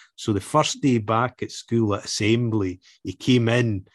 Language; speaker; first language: English; native; English